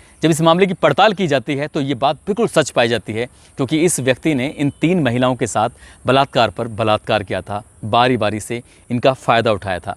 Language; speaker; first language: Hindi; native; Hindi